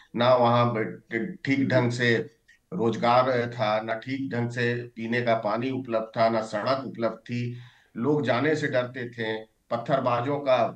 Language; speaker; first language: Hindi; native; Hindi